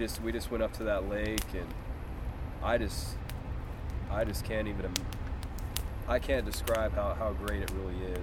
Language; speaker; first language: English; native; English